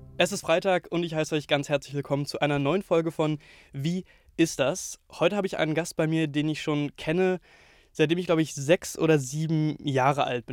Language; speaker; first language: German; native; German